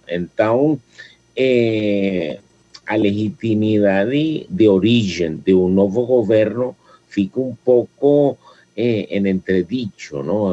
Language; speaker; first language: Portuguese; non-native, fluent; Spanish